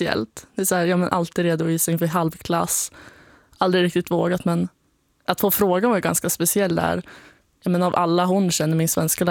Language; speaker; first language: Swedish; native; Swedish